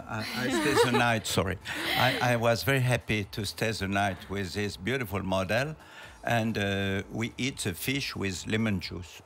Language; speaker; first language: English; non-native, learner; French